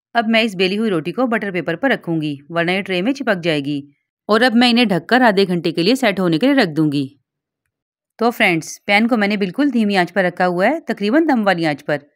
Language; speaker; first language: Urdu; native; Urdu